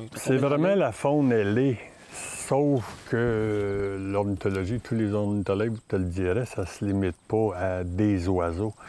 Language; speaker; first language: French; native; French